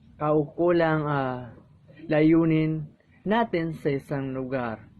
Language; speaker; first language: Filipino; non-native, local second language; Maguindanaon